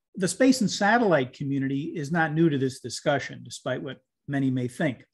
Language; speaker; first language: English; native; English